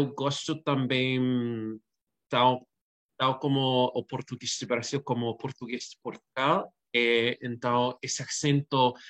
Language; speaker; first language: Portuguese; non-native, learner; English